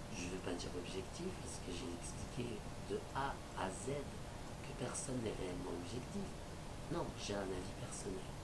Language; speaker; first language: French; native; French